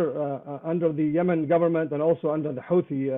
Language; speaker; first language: English; non-native, fluent; Arabic